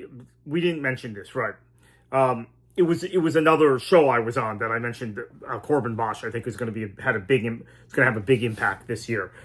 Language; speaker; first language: English; native; English